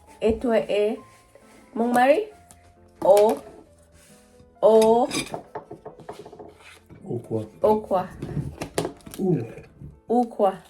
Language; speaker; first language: French; non-native, learner; Thai